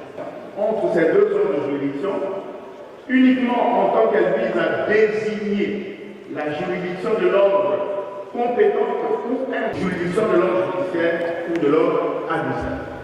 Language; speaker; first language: French; native; French